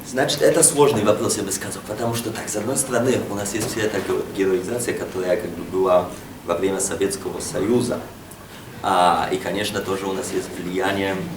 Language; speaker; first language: Russian; non-native, fluent; Polish